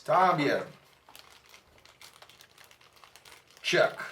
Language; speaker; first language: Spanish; non-native, learner; English